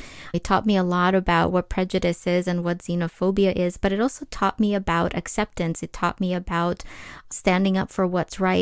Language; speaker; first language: English; non-native, fluent; Ukrainian